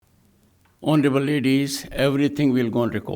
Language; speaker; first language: English; non-native, local second language; Hindi